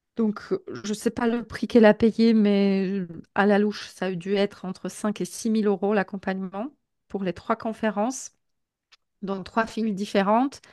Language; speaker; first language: French; non-native, fluent; Polish